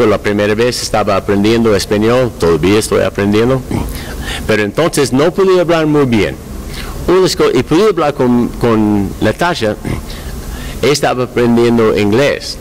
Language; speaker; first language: Spanish; non-native, learner; English